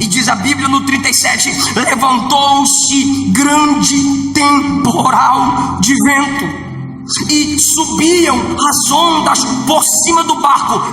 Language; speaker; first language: Portuguese; native; Portuguese